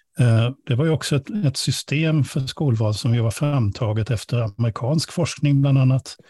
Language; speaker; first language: Swedish; native; Swedish